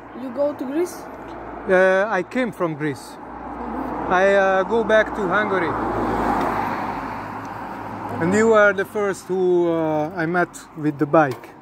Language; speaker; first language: English; non-native, learner; Hungarian